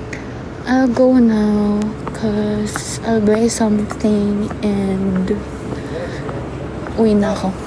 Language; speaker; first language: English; non-native, local second language; Filipino